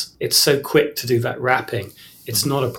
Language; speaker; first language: English; native; English